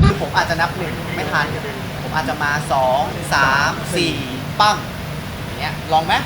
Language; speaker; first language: Thai; native; Thai